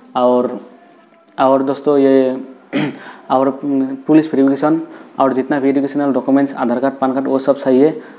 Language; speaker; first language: Hindi; non-native, local second language; Assamese